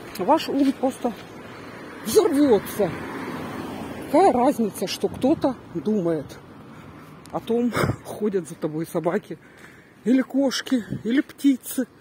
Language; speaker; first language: Russian; non-native, local second language; Tajik